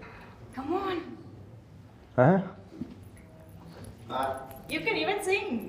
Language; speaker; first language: Telugu; native; Telugu